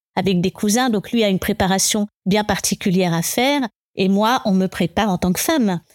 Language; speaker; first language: French; native; French